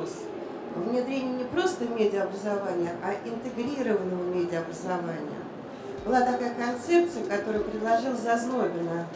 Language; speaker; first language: Russian; native; Russian